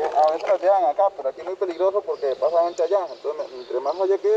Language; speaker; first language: Spanish; native; Spanish